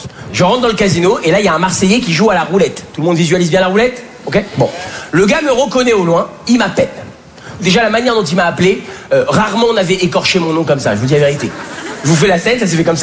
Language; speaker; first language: French; native; French